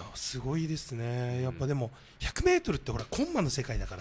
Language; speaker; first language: Japanese; native; Japanese